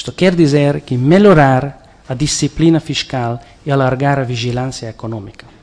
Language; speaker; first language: Portuguese; non-native, fluent; Hungarian